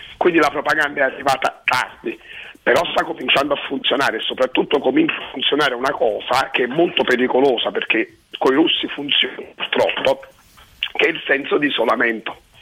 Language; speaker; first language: Italian; native; Italian